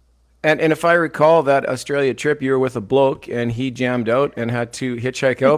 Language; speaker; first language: English; native; English